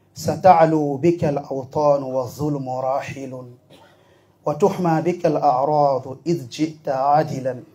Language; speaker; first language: Arabic; non-native, fluent; Mossi